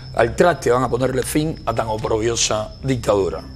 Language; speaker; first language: Spanish; native; Spanish